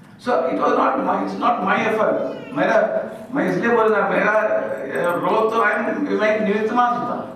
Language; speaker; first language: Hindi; non-native, local second language; Malayalam